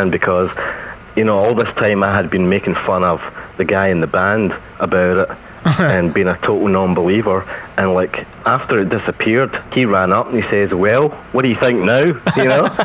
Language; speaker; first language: English; native; English